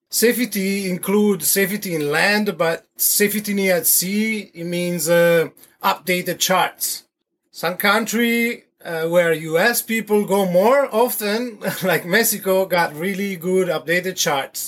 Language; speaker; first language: English; non-native, fluent; Italian